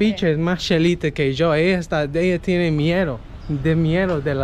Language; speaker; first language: Spanish; non-native, fluent; English